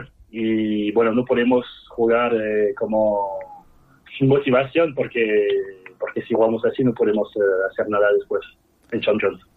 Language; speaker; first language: Spanish; non-native, fluent; French